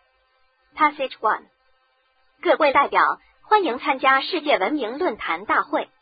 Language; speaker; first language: Chinese; native; Chinese